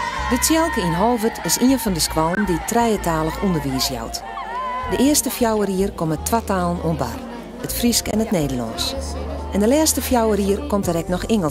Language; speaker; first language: Dutch; non-native, local second language; Western Frisian